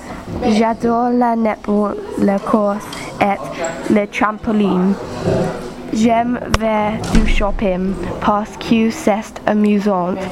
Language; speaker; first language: French; non-native, learner; English